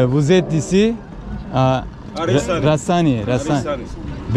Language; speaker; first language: French; non-native, learner; Turkish